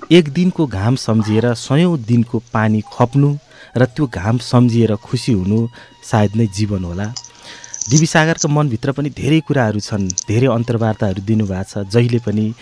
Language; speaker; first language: Nepali; native; Nepali